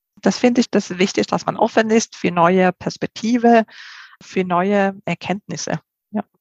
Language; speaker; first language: German; non-native, fluent; Swedish